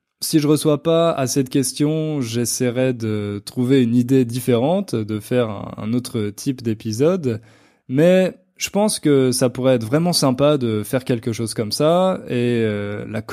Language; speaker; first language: French; native; French